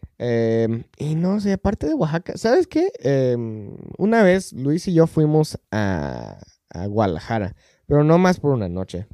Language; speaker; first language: Spanish; non-native, fluent; English